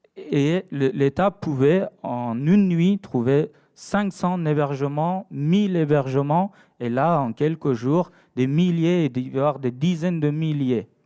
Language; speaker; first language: French; non-native, fluent; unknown